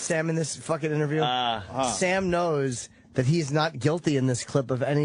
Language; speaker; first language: English; native; English